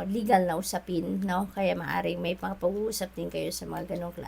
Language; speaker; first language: Filipino; native; Filipino